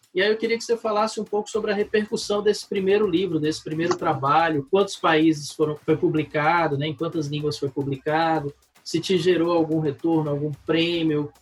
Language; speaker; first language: Portuguese; native; Portuguese